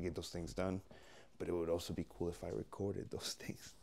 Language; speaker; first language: English; early bilingual, other home language; Spanish